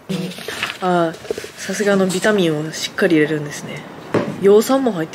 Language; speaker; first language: Japanese; native; Japanese